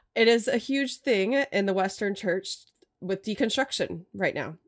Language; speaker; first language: English; native; English